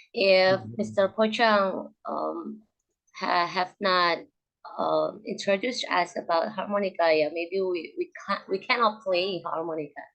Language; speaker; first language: English; non-native, learner; Indonesian